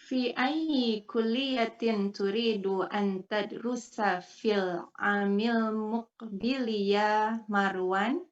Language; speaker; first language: Arabic; non-native, learner; Indonesian